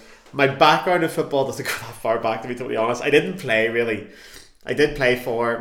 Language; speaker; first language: English; native; English